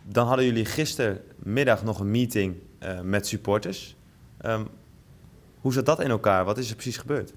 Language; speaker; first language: Dutch; native; Dutch